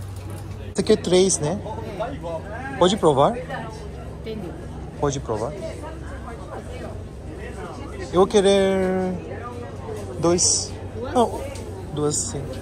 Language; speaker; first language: Portuguese; non-native, learner; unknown